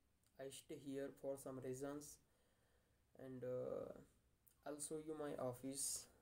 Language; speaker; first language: English; non-native, learner; Hindi